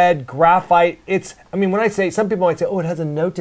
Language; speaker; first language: English; native; English